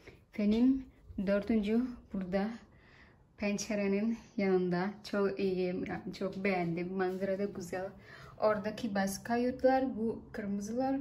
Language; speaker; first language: Turkish; non-native, learner; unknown